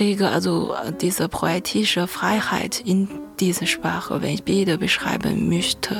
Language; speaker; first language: German; non-native, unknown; Chinese